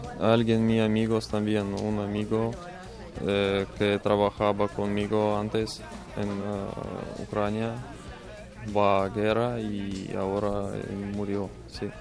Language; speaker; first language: Spanish; non-native, learner; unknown